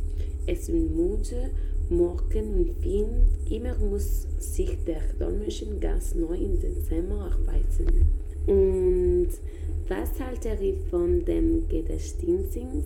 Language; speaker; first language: German; non-native, learner; Spanish